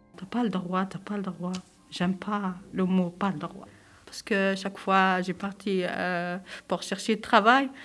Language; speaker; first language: French; non-native, local second language; Kabyle